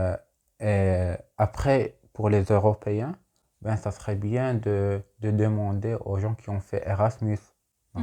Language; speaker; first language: French; non-native, local second language; Arabic